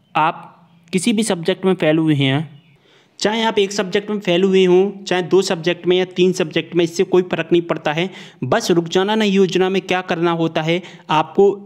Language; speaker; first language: Hindi; native; Hindi